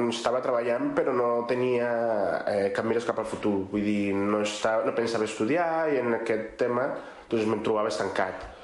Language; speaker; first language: Catalan; non-native, fluent; Spanish